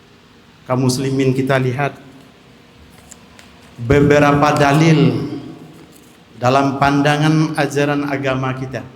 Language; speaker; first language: Indonesian; native; Indonesian